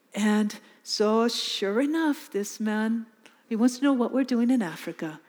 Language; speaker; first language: English; native; English